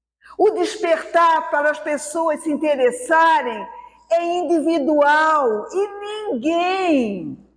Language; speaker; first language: Portuguese; native; Portuguese